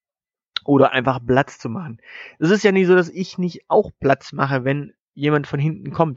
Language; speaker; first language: German; native; German